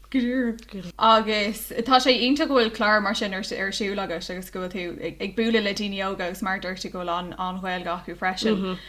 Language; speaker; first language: Irish; non-native, local second language; English